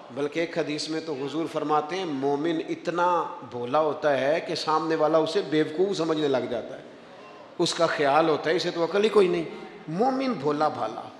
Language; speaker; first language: Urdu; non-native, local second language; Punjabi